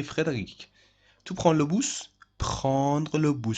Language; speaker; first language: French; non-native, fluent; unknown